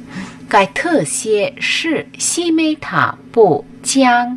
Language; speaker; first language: Chinese; non-native, fluent; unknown